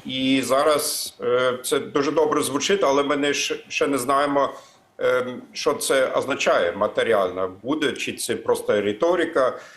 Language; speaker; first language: Ukrainian; non-native, fluent; German